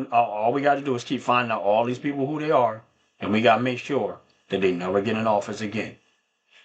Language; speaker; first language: English; native; English